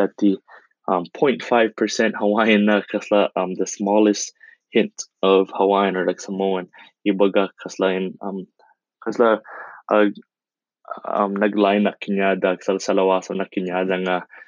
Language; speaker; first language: English; non-native, local second language; Iloko